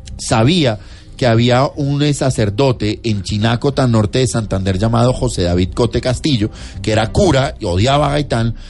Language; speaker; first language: Spanish; native; Spanish